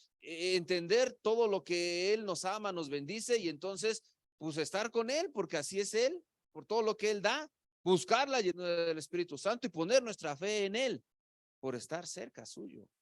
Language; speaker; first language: Spanish; native; Spanish